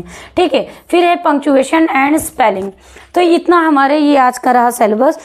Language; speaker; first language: Hindi; native; Hindi